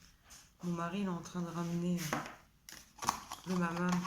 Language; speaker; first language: French; native; French